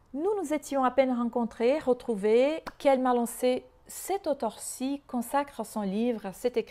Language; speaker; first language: French; non-native, fluent; Portuguese